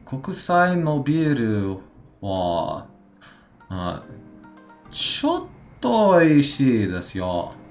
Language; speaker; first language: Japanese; non-native, learner; English